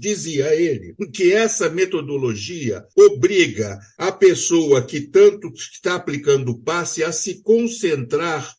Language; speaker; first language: Portuguese; native; Portuguese